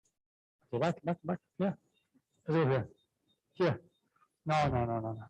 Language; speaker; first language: English; non-native, fluent; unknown